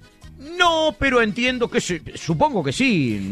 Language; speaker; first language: Spanish; native; Spanish